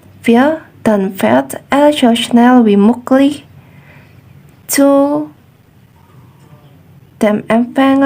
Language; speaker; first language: German; non-native, fluent; Indonesian